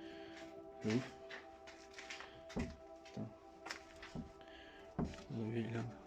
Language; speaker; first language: French; native; French